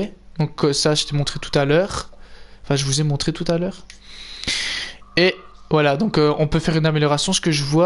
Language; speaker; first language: French; native; French